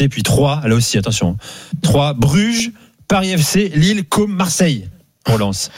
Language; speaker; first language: French; native; French